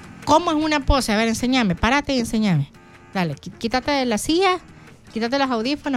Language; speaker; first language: Spanish; native; Spanish